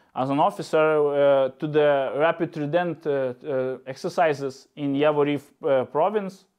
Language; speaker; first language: English; non-native, learner; Lithuanian